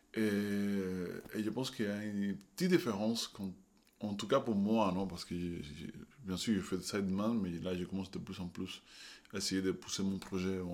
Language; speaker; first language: French; non-native, fluent; Spanish